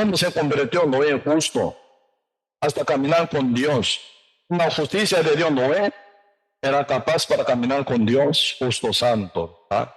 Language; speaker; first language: Spanish; non-native, learner; Korean